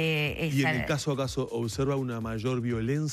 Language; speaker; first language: Spanish; native; Spanish